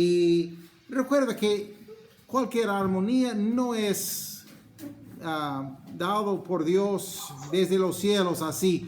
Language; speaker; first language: Spanish; non-native, fluent; English